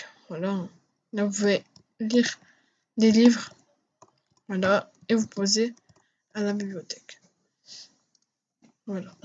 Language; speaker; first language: French; native; French